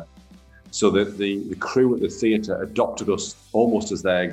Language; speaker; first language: English; native; English